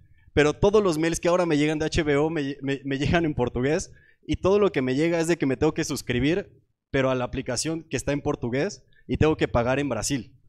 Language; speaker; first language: Spanish; native; Spanish